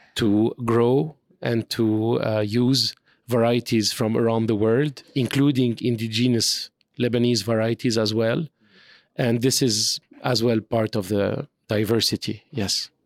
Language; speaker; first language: English; non-native, fluent; French